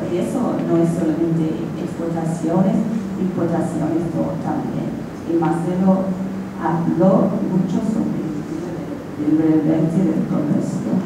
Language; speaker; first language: Spanish; non-native, fluent; English